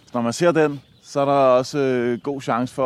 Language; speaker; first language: Danish; native; Danish